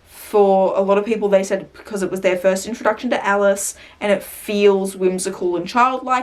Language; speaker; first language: English; native; English